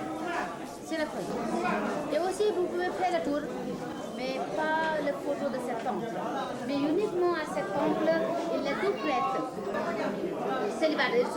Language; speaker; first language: French; non-native, fluent; Nepali